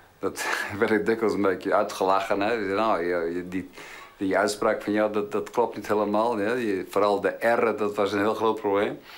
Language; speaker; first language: Dutch; early bilingual, heritage; Dutch